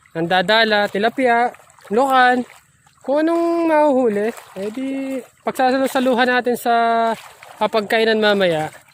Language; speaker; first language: Filipino; native; Filipino